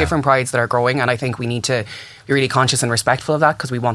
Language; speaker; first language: English; native; English